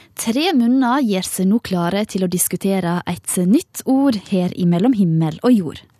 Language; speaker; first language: Norwegian; native; Norwegian